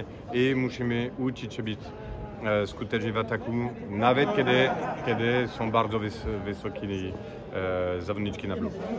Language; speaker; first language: Polish; non-native, fluent; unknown